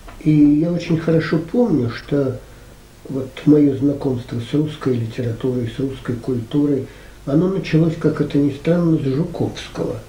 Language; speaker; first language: Russian; native; Russian